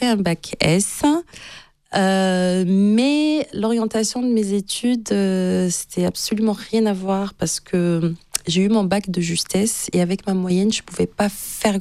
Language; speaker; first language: French; non-native, local second language; Arabic